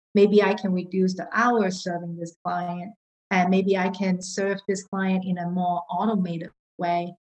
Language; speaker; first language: English; non-native, local second language; Cantonese